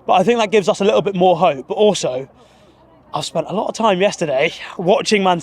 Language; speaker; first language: English; native; English